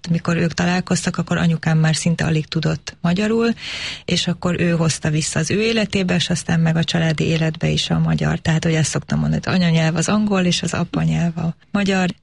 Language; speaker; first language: Hungarian; early bilingual, heritage; Hungarian